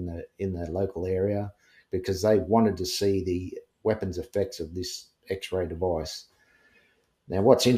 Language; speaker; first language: English; native; English